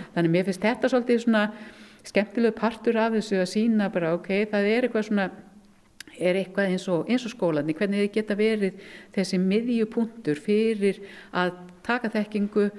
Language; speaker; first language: Icelandic; native; Icelandic